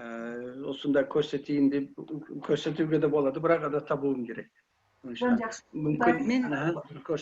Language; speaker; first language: Kyrgyz; non-native, learner; Kazakh